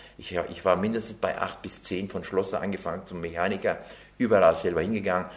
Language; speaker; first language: German; early bilingual, other home language; Turkish